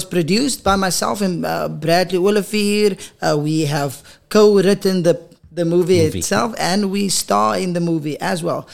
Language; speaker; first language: English; non-native, local second language; Afrikaans